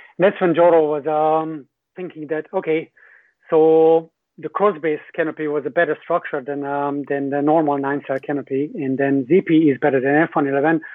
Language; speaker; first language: English; non-native, fluent; Hungarian